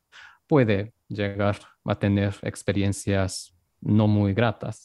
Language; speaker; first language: Spanish; non-native, fluent; Japanese